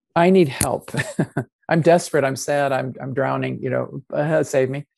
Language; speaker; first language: English; native; English